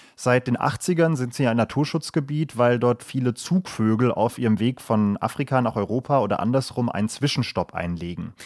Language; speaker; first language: German; native; German